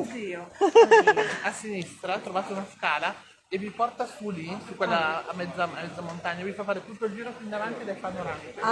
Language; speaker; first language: Italian; native; Italian